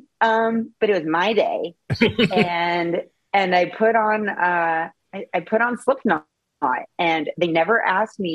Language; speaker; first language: English; native; English